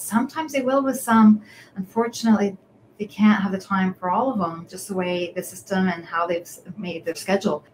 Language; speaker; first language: English; native; English